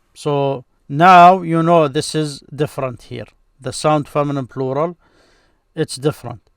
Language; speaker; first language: English; non-native, fluent; Arabic